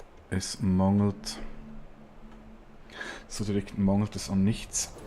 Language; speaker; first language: German; native; German